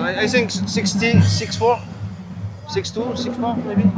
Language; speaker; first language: English; non-native, learner; French